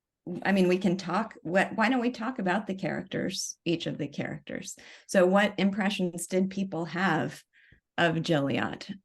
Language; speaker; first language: English; native; English